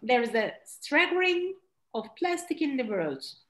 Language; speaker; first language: English; non-native, fluent; Turkish